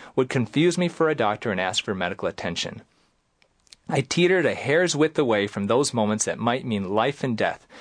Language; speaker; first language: English; native; English